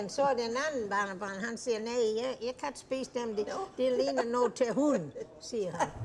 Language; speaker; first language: Danish; early bilingual, heritage; Danish